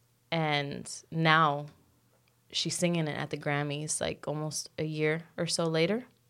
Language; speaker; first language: English; early bilingual, other home language; Spanish